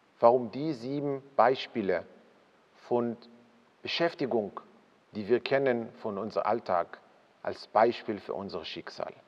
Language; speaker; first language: German; non-native, fluent; Hebrew